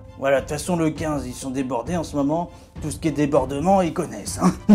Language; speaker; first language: French; native; French